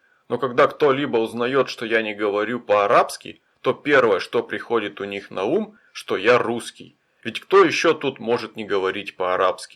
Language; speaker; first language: Russian; native; Russian